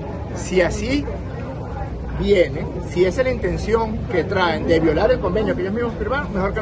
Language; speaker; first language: Spanish; native; Spanish